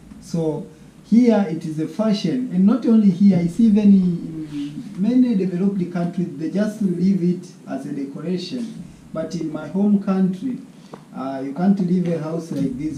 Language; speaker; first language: English; non-native, local second language; Swahili